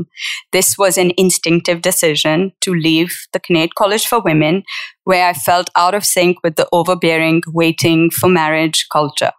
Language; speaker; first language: English; non-native, local second language; Urdu